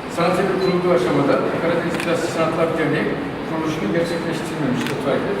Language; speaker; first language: Turkish; native; Turkish